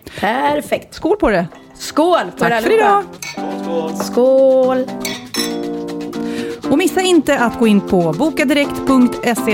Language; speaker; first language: Swedish; native; Swedish